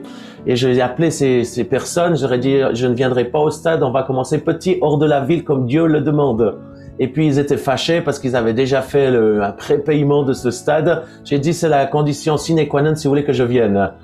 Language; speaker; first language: French; native; French